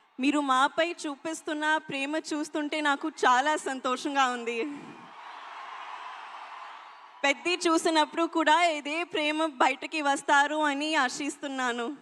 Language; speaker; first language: Telugu; non-native, learner; Hindi